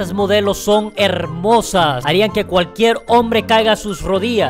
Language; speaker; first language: Spanish; native; Spanish